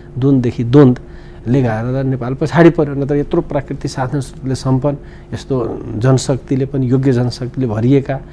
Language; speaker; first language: Nepali; non-native, local second language; Bhojpuri